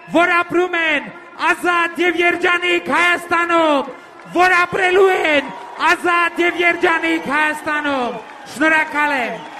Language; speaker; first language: Armenian; native; Armenian